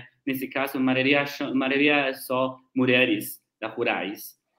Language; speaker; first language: Portuguese; non-native, learner; Chinese